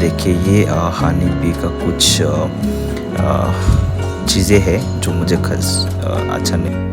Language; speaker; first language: Hindi; non-native, local second language; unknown